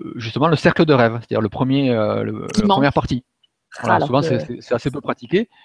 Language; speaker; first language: French; native; French